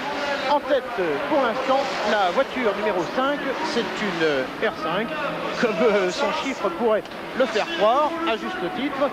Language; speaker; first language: French; native; French